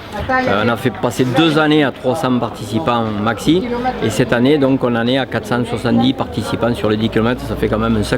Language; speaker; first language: French; native; French